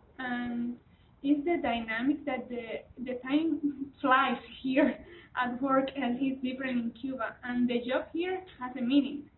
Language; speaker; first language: English; non-native, learner; Spanish